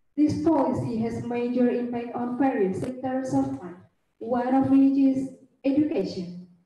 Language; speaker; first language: English; non-native, fluent; Indonesian